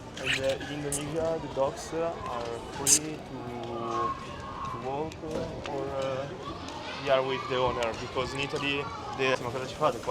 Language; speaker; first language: English; non-native, fluent; Italian